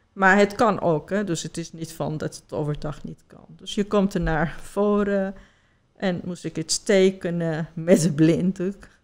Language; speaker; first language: Dutch; non-native, fluent; Persian